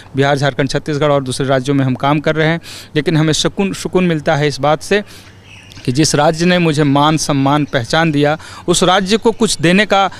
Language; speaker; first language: Hindi; native; Hindi